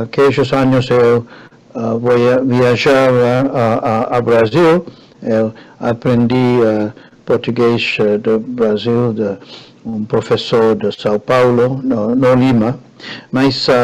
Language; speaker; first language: Portuguese; non-native, learner; Spanish